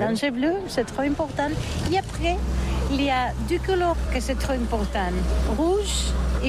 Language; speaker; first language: French; non-native, learner; Catalan